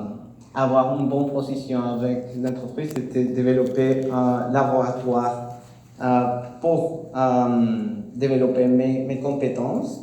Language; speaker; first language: French; non-native, learner; Spanish